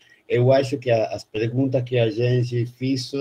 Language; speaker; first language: Portuguese; non-native, fluent; Spanish